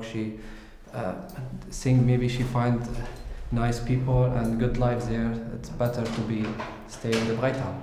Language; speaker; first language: English; non-native, learner; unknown